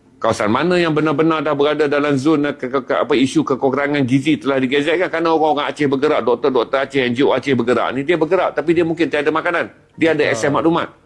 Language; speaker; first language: Malay; native; Malay